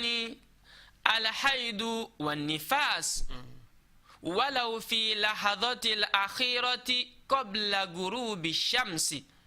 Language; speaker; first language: Arabic; non-native, fluent; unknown